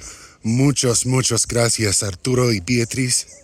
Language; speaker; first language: Spanish; non-native, learner; English